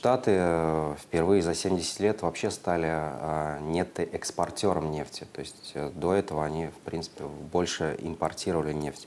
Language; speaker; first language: Russian; native; Russian